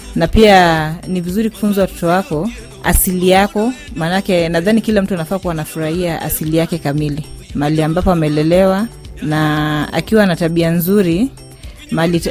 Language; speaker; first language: Swahili; non-native, local second language; Luo (Kenya and Tanzania)